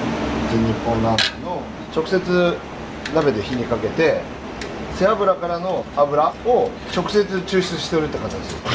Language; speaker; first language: Japanese; native; Japanese